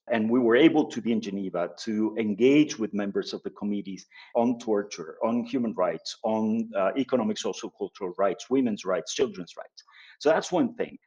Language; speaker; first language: English; non-native, fluent; Spanish